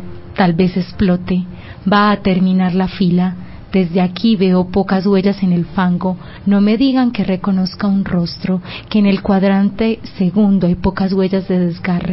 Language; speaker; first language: Spanish; native; Spanish